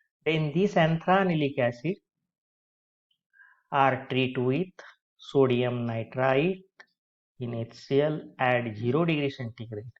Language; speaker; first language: English; non-native, local second language; Marathi